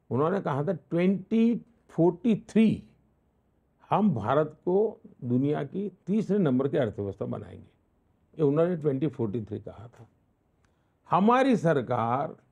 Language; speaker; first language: Hindi; non-native, local second language; Gujarati